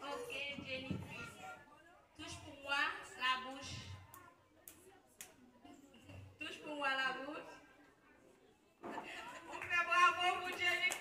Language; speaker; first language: French; non-native, local second language; Haitian Creole